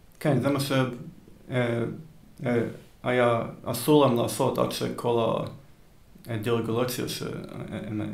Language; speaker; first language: Hebrew; early bilingual, heritage; Hebrew